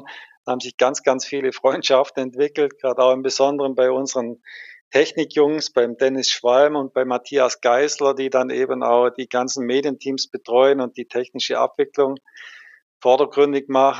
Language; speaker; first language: German; native; German